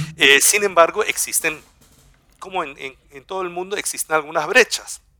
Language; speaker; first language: Spanish; non-native, local second language; German